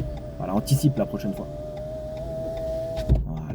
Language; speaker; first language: French; native; French